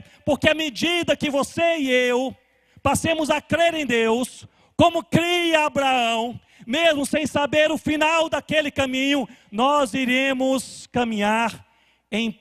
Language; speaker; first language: Portuguese; native; Portuguese